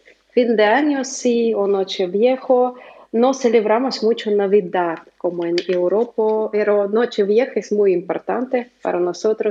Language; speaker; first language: Spanish; non-native, learner; Russian